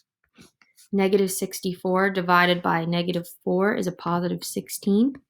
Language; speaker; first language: English; native; English